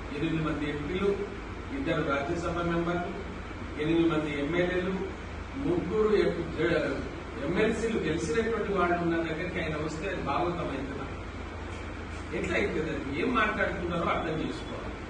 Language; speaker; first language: Telugu; non-native, local second language; Lambadi